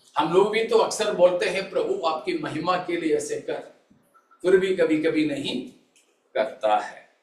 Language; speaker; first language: Hindi; non-native, local second language; Malayalam